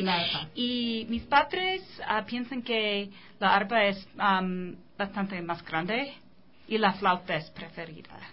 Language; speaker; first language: Spanish; non-native, learner; English